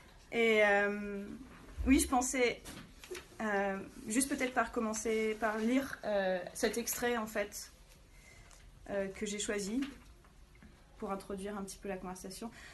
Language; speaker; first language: French; native; French